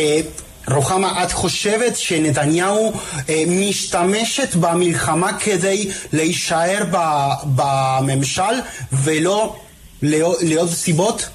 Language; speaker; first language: Hebrew; non-native, fluent; Spanish